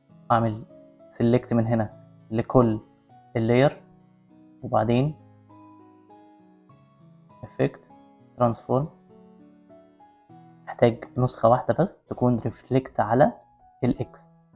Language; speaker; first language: Arabic; native; Arabic